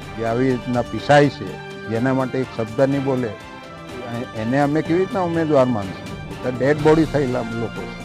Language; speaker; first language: Gujarati; non-native, local second language; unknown